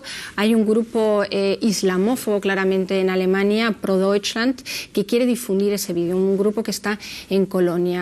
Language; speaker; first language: Spanish; native; Spanish